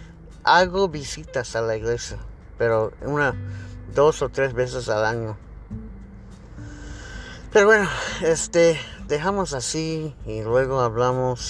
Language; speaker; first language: Spanish; early bilingual, heritage; English